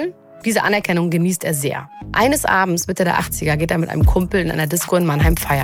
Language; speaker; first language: German; native; German